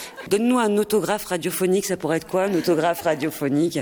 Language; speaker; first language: French; native; French